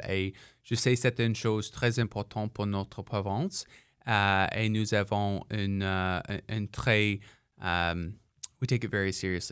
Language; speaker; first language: French; non-native, local second language; English